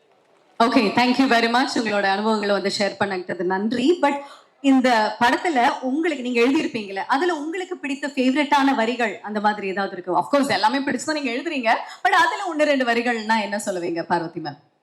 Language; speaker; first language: Tamil; native; Tamil